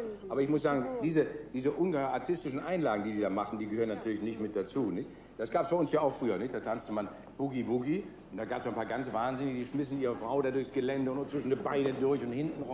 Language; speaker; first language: German; native; German